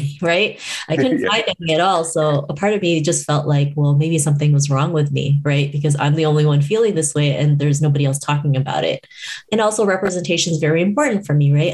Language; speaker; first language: English; native; English